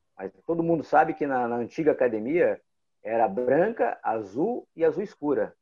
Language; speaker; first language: Portuguese; native; Portuguese